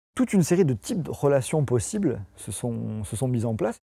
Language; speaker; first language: French; native; French